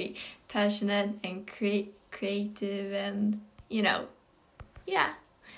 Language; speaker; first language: English; non-native, fluent; Swedish